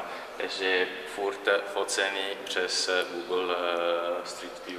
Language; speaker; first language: Czech; non-native, learner; Italian